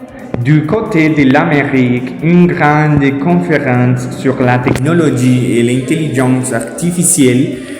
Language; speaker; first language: French; non-native, learner; Spanish